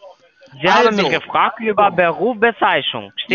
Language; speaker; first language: German; non-native, learner; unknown